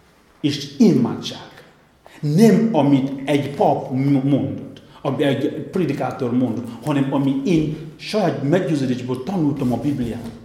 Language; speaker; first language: Hungarian; non-native, fluent; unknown